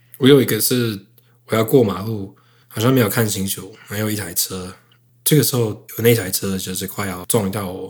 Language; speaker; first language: Chinese; native; Chinese